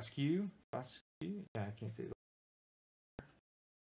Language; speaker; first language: English; native; English